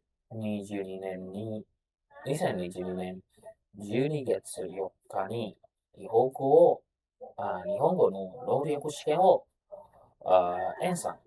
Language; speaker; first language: Japanese; non-native, learner; Indonesian